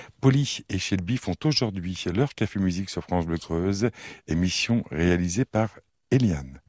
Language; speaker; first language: French; native; French